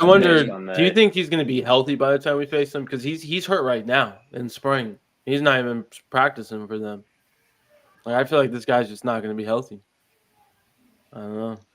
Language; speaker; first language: English; native; English